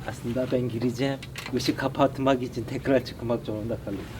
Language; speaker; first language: Turkish; non-native, learner; Korean